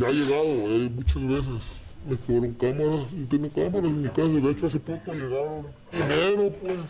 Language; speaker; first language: Spanish; native; Spanish